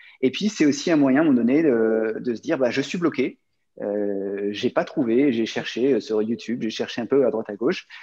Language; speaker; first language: French; native; French